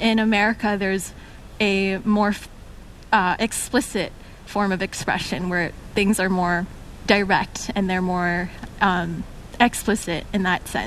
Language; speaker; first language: English; native; English